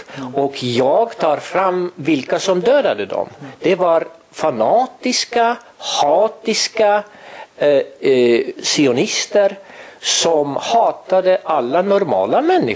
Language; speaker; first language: Swedish; non-native, fluent; Estonian